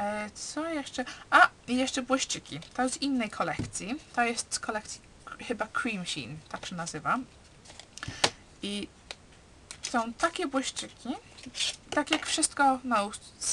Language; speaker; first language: Polish; early bilingual, heritage; Polish